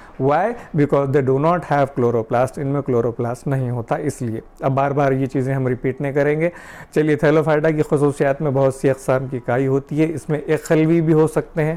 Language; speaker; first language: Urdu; native; Urdu